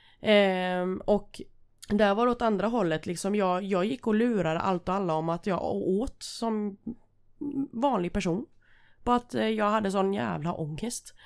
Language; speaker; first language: Swedish; native; Swedish